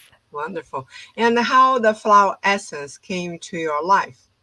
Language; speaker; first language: English; non-native, fluent; Portuguese